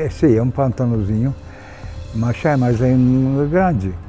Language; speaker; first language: Portuguese; non-native, fluent; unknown